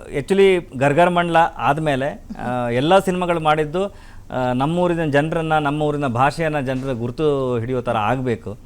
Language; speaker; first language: Kannada; native; Kannada